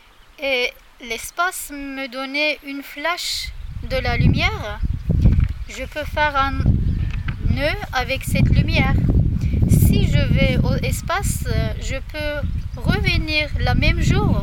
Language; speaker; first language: French; non-native, learner; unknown